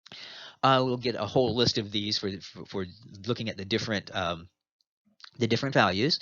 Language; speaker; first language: English; native; English